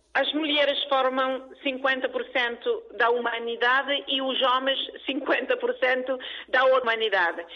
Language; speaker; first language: Portuguese; early bilingual, other home language; Kabuverdianu